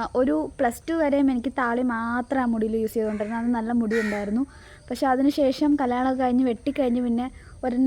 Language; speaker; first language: Malayalam; native; Malayalam